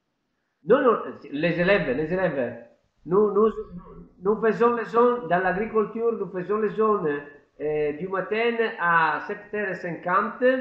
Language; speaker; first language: French; non-native, learner; Italian